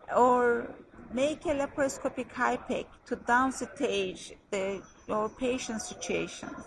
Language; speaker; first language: English; non-native, fluent; Turkish